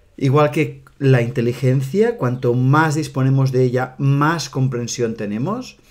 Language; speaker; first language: Spanish; non-native, local second language; Catalan